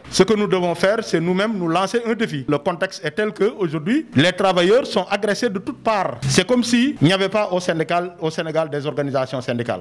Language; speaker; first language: French; non-native, local second language; Wolof